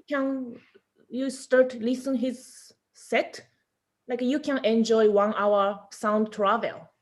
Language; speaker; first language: English; non-native, learner; Japanese